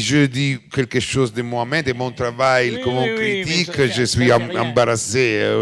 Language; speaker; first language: French; non-native, learner; Italian